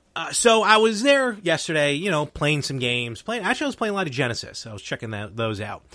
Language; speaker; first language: English; native; English